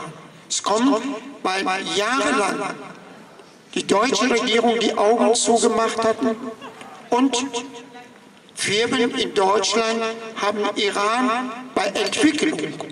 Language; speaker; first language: German; non-native, fluent; Persian